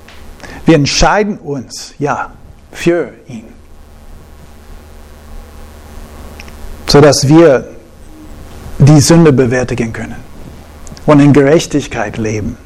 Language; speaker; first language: German; non-native, fluent; English